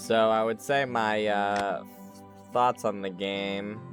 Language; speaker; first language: English; native; English